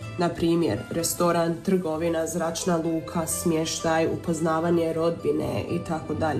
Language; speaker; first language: Croatian; early bilingual, heritage; Croatian